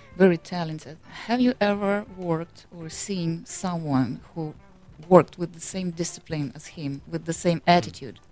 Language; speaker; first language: English; non-native, fluent; Russian